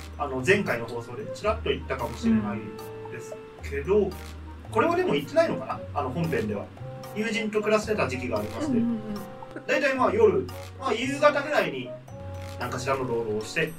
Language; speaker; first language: Japanese; native; Japanese